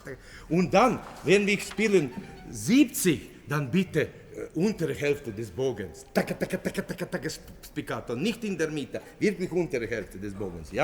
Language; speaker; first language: German; non-native, fluent; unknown